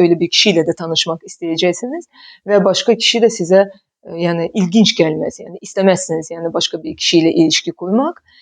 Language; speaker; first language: Turkish; non-native, fluent; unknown